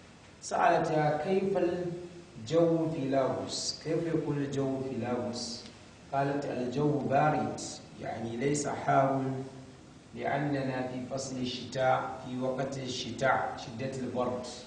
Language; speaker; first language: Arabic; non-native, fluent; Hausa